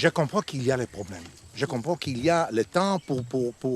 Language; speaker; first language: French; non-native, learner; Hebrew